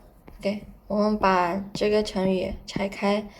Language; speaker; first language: Chinese; non-native, fluent; Indonesian